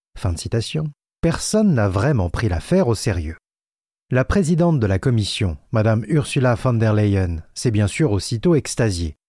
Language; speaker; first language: French; native; French